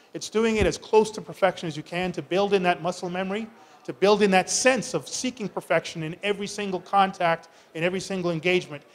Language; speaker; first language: English; native; English